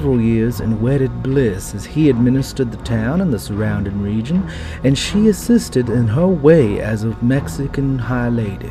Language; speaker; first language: English; native; English